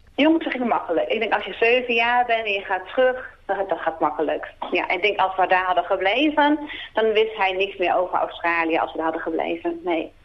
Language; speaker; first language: Dutch; native; Dutch